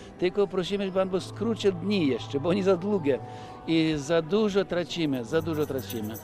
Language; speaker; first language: Polish; non-native, fluent; Ukrainian